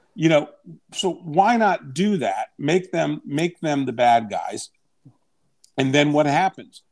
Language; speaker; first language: English; native; English